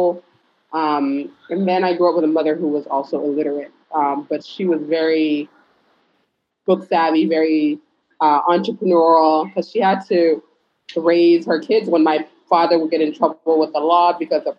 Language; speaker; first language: English; early bilingual, other home language; Fula